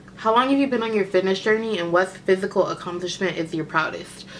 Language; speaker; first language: English; native; English